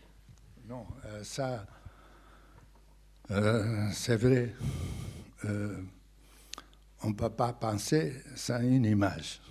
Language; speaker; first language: French; non-native, fluent; Portuguese